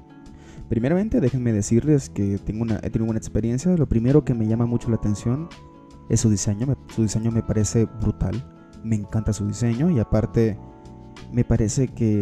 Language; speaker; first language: Spanish; native; Spanish